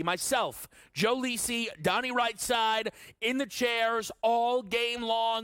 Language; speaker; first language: English; native; English